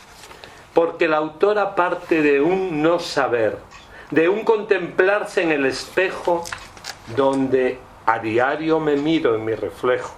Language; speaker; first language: Spanish; native; Spanish